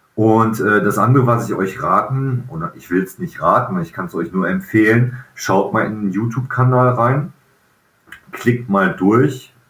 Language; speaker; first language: German; native; German